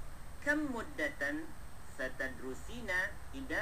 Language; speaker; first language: Arabic; non-native, fluent; Malay